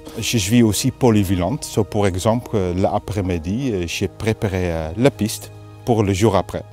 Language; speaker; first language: French; non-native, fluent; Dutch